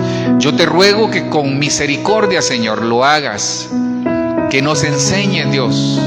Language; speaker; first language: Spanish; native; Spanish